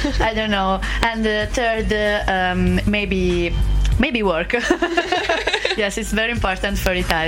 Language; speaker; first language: English; non-native, learner; Italian